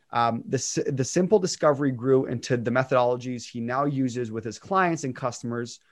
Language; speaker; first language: English; native; English